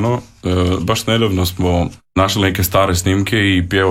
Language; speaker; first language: Croatian; non-native, fluent; Macedonian